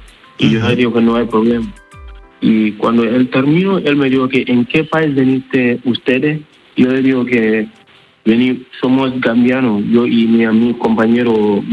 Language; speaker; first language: Spanish; non-native, learner; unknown